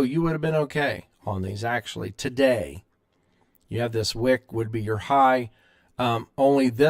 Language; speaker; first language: English; native; English